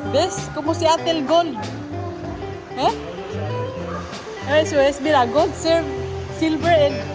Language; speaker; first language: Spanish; non-native, fluent; Filipino